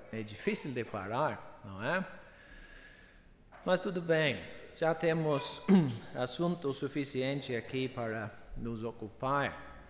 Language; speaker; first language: Portuguese; non-native, fluent; English